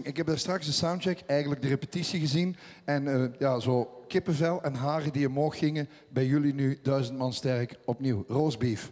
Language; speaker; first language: Dutch; native; Dutch